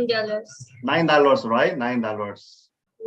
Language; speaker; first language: English; non-native, fluent; Korean